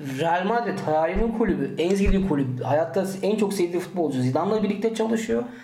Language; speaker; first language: Turkish; early bilingual, heritage; Turkish